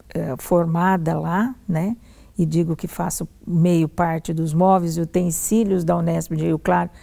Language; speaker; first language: Portuguese; native; Portuguese